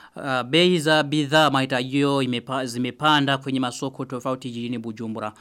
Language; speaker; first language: Swahili; non-native, local second language; Rundi